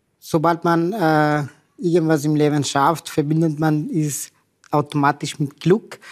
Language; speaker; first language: German; non-native, fluent; Persian